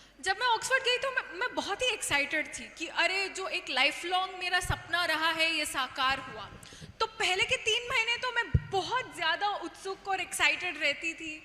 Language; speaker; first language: Hindi; non-native, local second language; Kannada